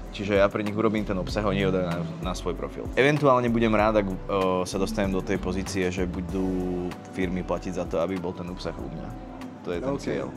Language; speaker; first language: Slovak; early bilingual, other home language; Arabic